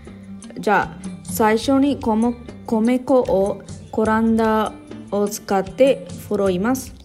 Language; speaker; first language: Japanese; non-native, learner; Sinhala